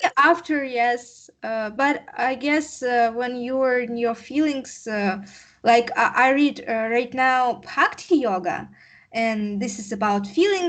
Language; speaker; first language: English; non-native, learner; Russian